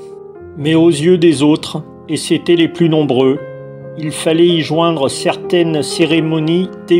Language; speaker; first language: French; native; French